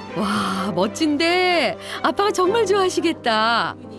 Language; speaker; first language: Korean; native; Korean